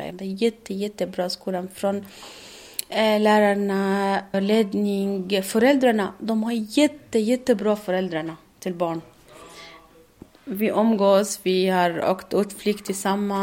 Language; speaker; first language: Swedish; non-native, learner; Arabic